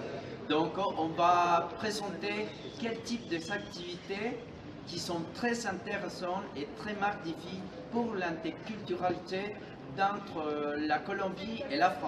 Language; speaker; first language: French; non-native, learner; Spanish